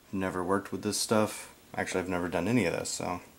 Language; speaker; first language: English; native; English